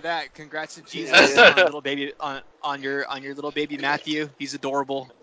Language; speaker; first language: English; native; English